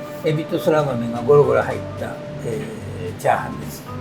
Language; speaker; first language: Japanese; native; Japanese